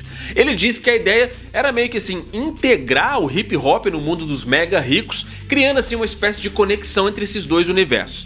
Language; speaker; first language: Portuguese; native; Portuguese